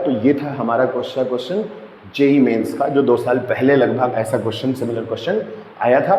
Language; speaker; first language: Hindi; native; Hindi